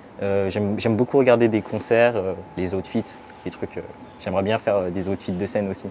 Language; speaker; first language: French; native; French